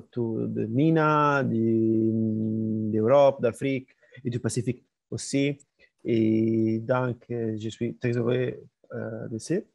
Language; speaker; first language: French; non-native, learner; Spanish